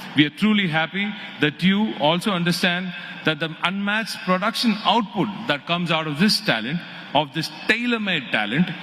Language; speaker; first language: English; non-native, local second language; Tamil